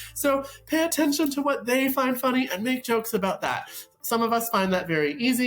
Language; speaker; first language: English; native; English